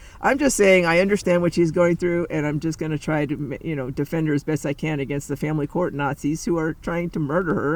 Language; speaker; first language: English; native; English